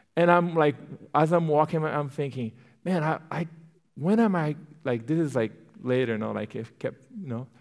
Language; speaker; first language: English; non-native, fluent; Portuguese